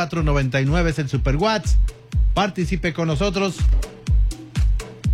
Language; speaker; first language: Spanish; native; Spanish